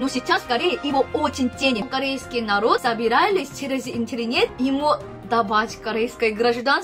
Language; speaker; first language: Russian; non-native, fluent; Korean